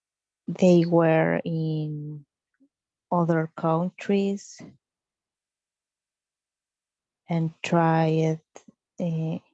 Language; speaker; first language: English; non-native, learner; Spanish